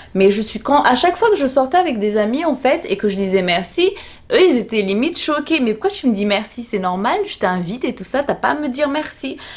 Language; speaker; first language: French; native; French